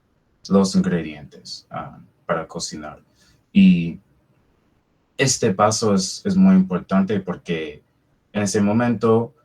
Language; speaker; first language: Spanish; non-native, fluent; English